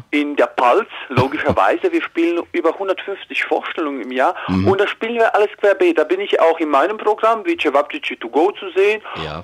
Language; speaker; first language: German; early bilingual, heritage; Croatian